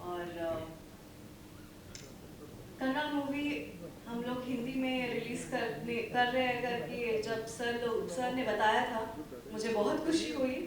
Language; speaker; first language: Hindi; non-native, local second language; Kannada